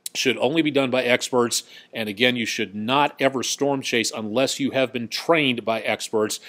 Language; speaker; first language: English; native; English